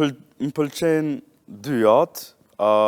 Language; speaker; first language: Albanian; non-native, learner; English